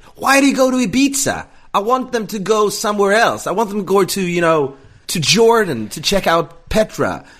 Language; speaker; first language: English; non-native, fluent; Swedish